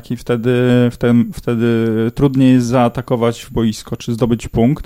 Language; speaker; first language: Polish; native; Polish